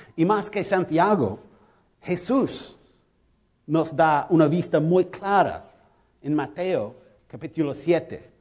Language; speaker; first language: Spanish; non-native, learner; English